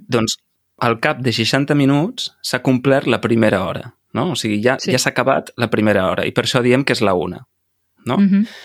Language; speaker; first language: Catalan; native; Catalan